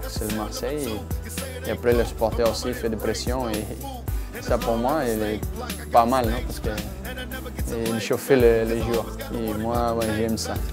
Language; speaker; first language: French; non-native, learner; Portuguese